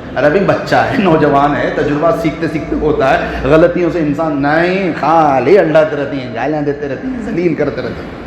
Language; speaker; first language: Urdu; native; Urdu